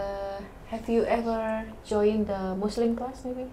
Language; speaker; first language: English; non-native, learner; Indonesian